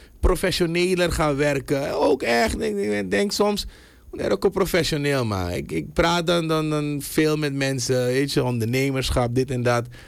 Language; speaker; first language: Dutch; native; Dutch